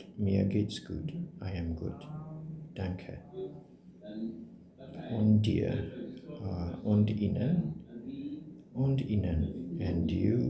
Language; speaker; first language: German; non-native, learner; Burmese